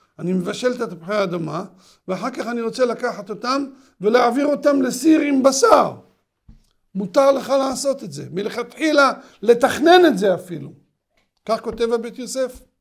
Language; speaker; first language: Hebrew; native; Hebrew